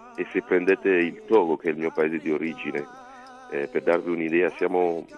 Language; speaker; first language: Italian; non-native, fluent; Ewe